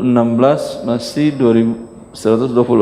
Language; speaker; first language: Indonesian; native; Indonesian